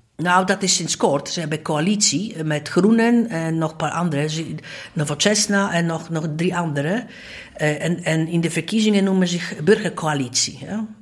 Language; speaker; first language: Dutch; non-native, fluent; Polish